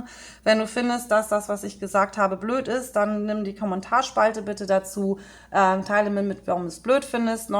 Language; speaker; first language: German; native; German